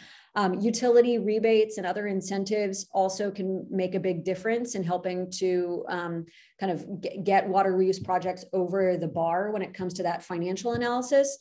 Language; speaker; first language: English; native; English